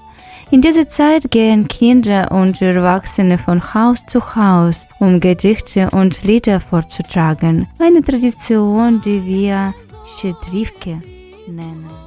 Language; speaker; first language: German; non-native, fluent; Ukrainian